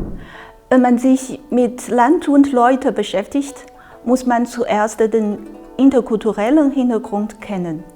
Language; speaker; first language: German; non-native, fluent; Chinese